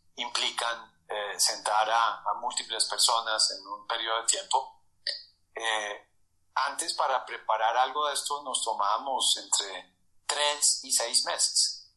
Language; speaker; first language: Spanish; native; Spanish